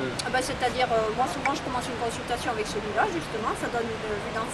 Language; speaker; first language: French; native; French